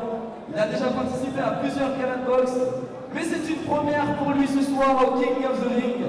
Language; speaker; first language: French; native; French